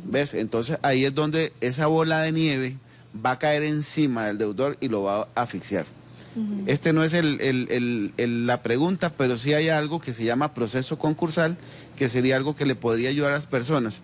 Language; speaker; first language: Spanish; native; Spanish